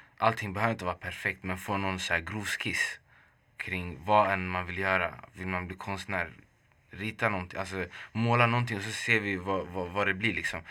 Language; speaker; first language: Swedish; early bilingual, other home language; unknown